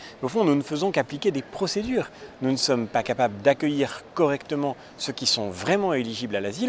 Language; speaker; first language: French; native; French